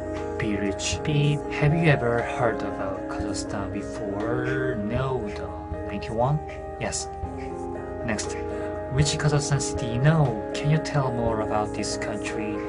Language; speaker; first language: English; non-native, learner; Korean